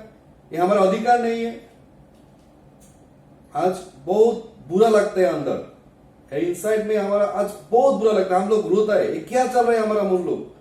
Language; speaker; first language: Hindi; non-native, learner; Bangla